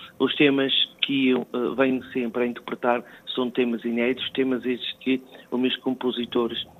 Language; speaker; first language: Portuguese; native; Portuguese